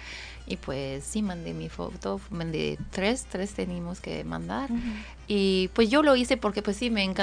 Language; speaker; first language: Spanish; non-native, fluent; English